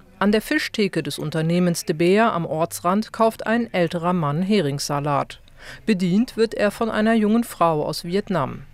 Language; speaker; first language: German; native; German